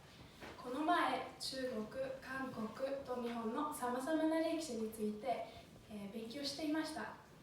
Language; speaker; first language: Japanese; non-native, fluent; Swedish